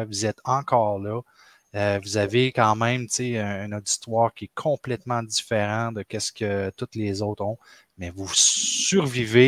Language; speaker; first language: French; native; French